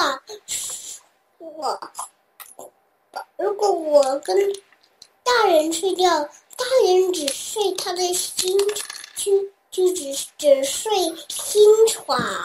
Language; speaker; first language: Chinese; early bilingual, heritage; Chinese